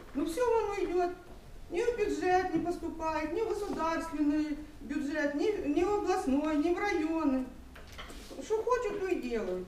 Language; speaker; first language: Russian; non-native, local second language; Ukrainian